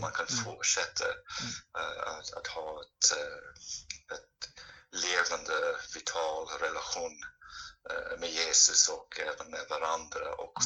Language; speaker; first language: Swedish; non-native, fluent; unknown